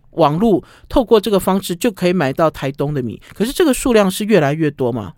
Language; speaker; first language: Chinese; native; Chinese